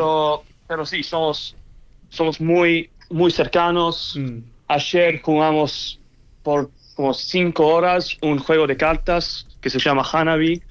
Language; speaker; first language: Spanish; early bilingual, heritage; English